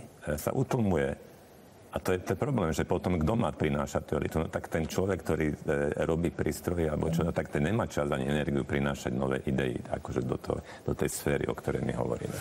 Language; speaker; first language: Slovak; non-native, local second language; Hungarian